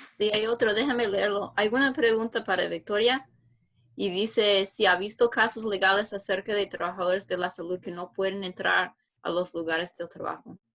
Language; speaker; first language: Spanish; non-native, fluent; English